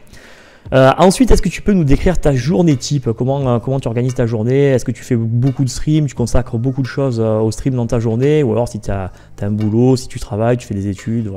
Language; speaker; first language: French; native; French